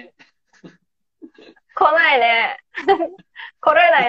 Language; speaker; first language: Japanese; non-native, fluent; Indonesian